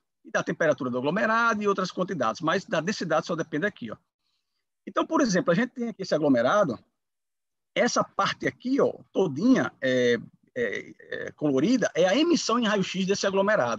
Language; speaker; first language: Portuguese; native; Portuguese